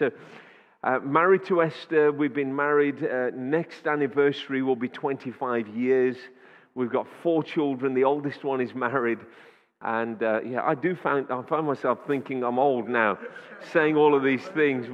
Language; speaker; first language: English; native; English